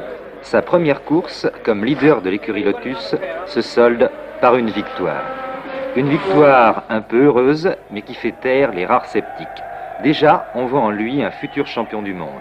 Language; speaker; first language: French; native; French